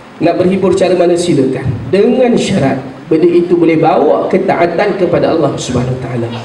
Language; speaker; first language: Malay; native; Malay